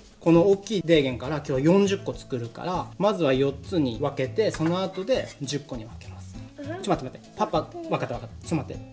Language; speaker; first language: Japanese; native; Japanese